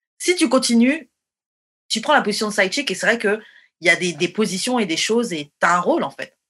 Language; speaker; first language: French; native; French